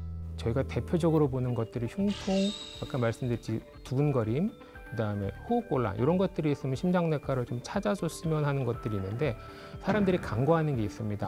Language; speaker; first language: Korean; native; Korean